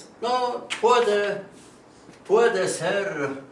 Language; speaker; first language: Spanish; non-native, learner; Estonian